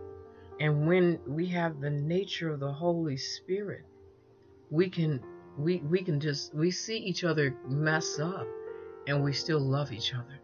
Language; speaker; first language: English; native; English